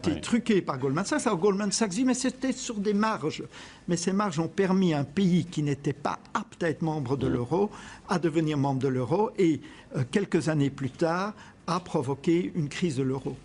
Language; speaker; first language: French; native; French